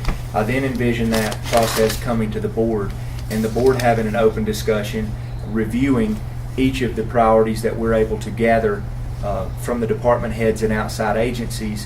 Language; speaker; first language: English; native; English